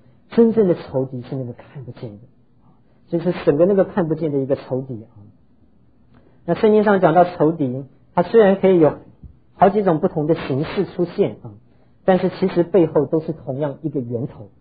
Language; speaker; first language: Chinese; native; Chinese